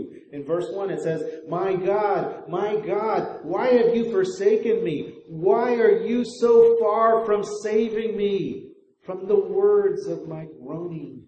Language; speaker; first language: English; native; English